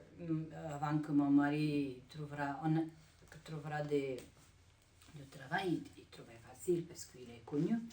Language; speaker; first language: French; non-native, fluent; Bulgarian